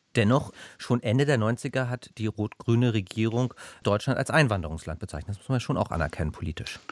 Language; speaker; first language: German; native; German